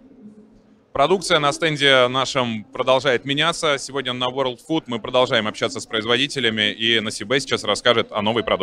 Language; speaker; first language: Russian; native; Russian